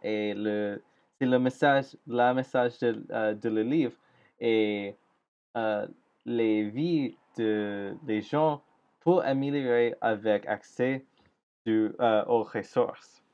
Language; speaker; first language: French; non-native, learner; English